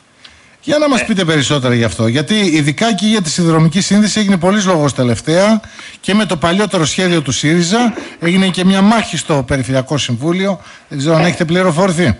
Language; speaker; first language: Greek; native; Greek